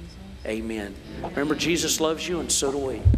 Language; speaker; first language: English; native; English